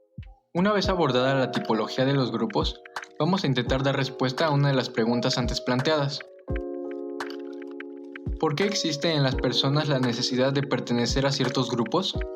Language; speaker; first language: Spanish; native; Spanish